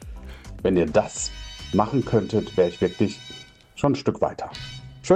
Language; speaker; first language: German; native; German